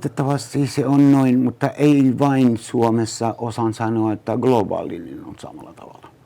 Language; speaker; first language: Finnish; non-native, learner; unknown